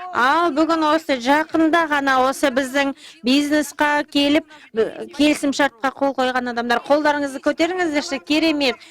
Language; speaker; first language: Kazakh; non-native, local second language; Russian